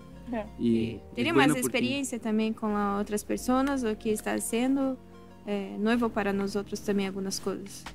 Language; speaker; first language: Spanish; non-native, learner; Portuguese